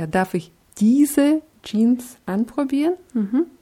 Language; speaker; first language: German; non-native, fluent; Russian